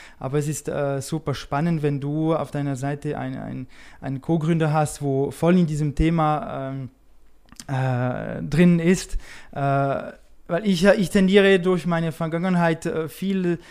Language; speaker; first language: German; non-native, local second language; French